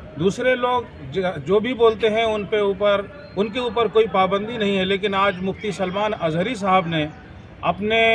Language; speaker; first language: Urdu; native; Urdu